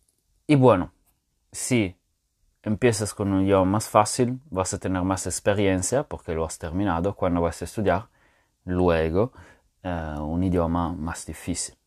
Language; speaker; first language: Spanish; non-native, fluent; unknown